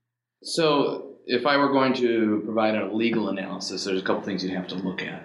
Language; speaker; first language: English; native; English